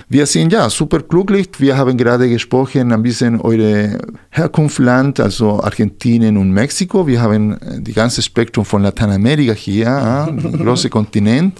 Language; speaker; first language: German; non-native, fluent; Spanish